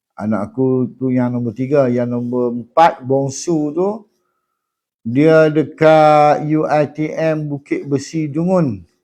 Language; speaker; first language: Malay; native; Malay